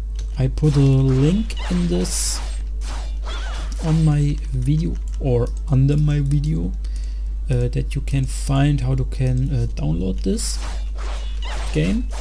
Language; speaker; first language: English; non-native, learner; German